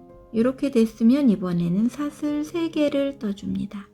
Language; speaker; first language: Korean; native; Korean